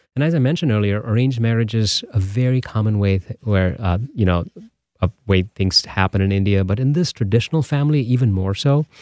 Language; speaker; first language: English; non-native, local second language; Tamil